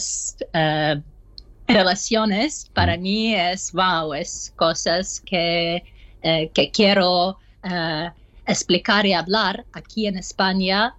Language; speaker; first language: Spanish; non-native, learner; Ukrainian